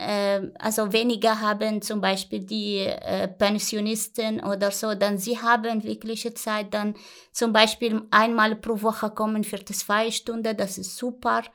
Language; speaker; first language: German; non-native, learner; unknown